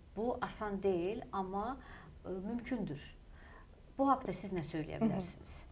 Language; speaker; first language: Azerbaijani; native; Azerbaijani